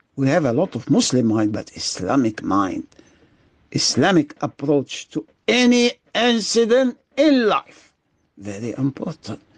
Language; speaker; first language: English; non-native, fluent; Arabic